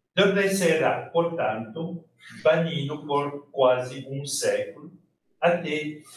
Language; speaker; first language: Portuguese; non-native, fluent; French